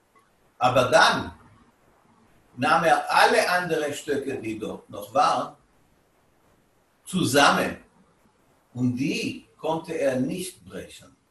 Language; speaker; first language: German; non-native, fluent; Hebrew